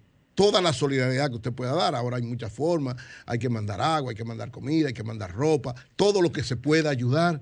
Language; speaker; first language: Spanish; native; Spanish